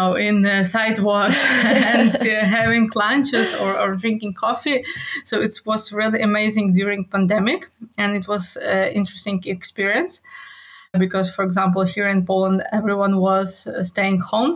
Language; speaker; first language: English; non-native, fluent; Ukrainian